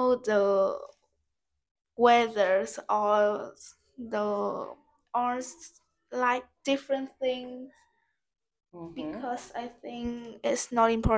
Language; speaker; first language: English; non-native, learner; Vietnamese